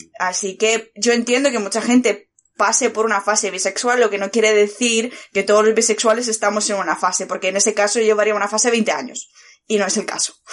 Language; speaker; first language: Spanish; early bilingual, other home language; Bulgarian